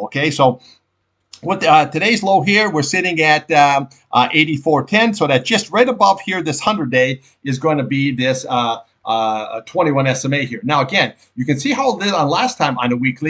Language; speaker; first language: English; native; English